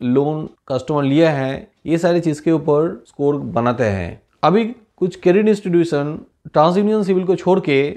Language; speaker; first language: Hindi; non-native, local second language; Bangla